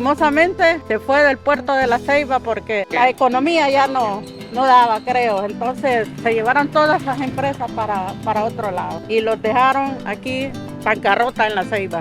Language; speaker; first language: Spanish; native; Spanish